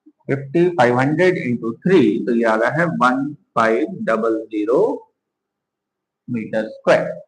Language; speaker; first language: Hindi; native; Hindi